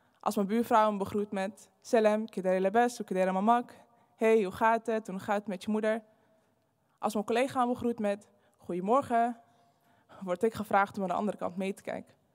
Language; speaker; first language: Dutch; early bilingual, other home language; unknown